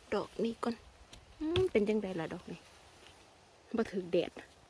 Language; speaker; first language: Thai; native; Thai